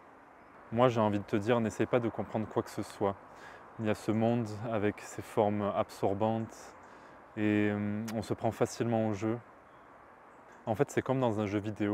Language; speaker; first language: French; native; French